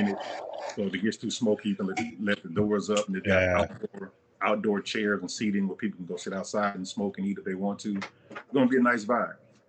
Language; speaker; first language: English; native; English